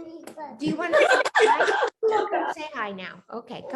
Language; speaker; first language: English; native; English